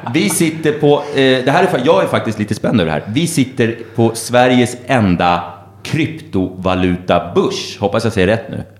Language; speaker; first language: Swedish; native; Swedish